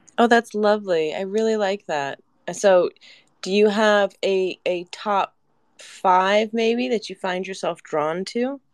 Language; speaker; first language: English; native; English